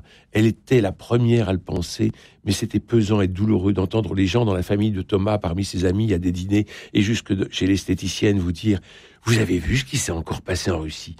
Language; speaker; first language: French; native; French